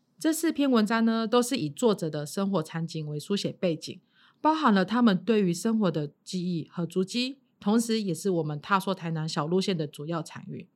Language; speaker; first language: Chinese; native; Chinese